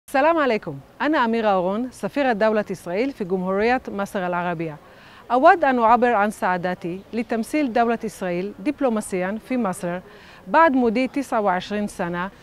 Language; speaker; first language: Arabic; non-native, local second language; Hebrew